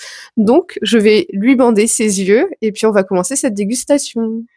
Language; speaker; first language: French; native; French